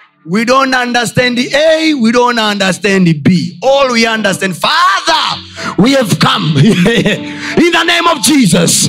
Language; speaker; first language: English; non-native, local second language; Swahili